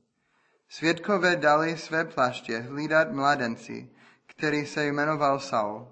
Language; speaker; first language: Czech; non-native, fluent; English